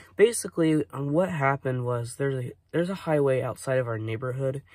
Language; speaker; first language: English; native; English